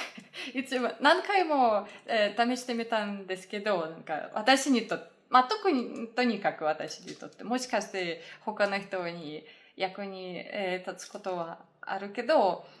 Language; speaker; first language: Japanese; non-native, fluent; Russian